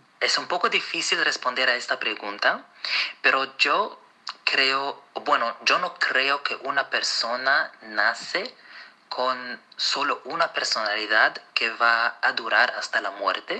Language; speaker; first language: Spanish; non-native, fluent; Arabic